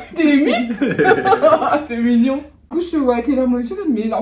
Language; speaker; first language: French; native; French